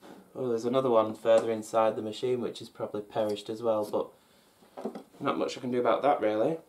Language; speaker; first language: English; native; English